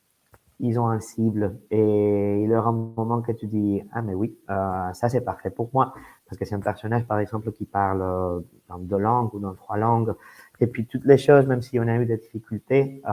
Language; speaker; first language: French; non-native, fluent; Spanish